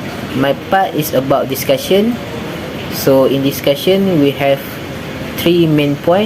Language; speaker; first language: English; non-native, local second language; Malay